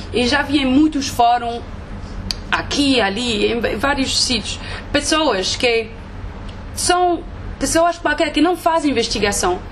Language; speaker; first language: Portuguese; non-native, fluent; French